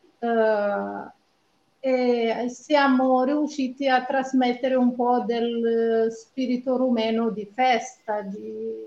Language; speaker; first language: Italian; non-native, fluent; Romanian